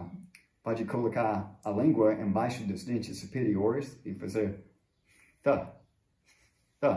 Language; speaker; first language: Portuguese; non-native, fluent; English